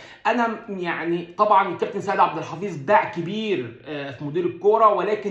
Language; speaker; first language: Arabic; native; Arabic